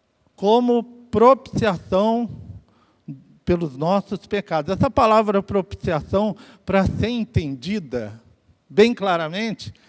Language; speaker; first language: Portuguese; native; Portuguese